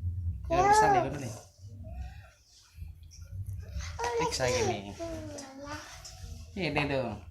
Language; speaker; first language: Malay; non-native, local second language; Javanese